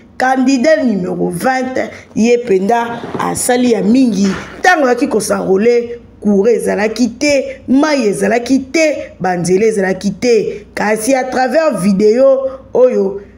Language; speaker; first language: Lingala; native; Lingala